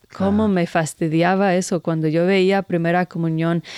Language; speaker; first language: Spanish; non-native, fluent; English